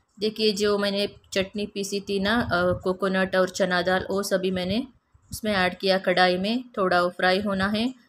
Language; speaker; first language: Hindi; non-native, local second language; Kannada